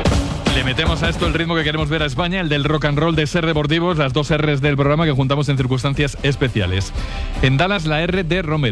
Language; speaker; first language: Spanish; native; Spanish